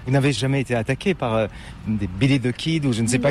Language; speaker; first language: French; native; French